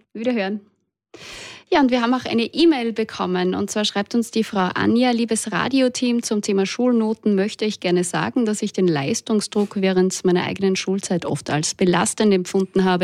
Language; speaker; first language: German; native; German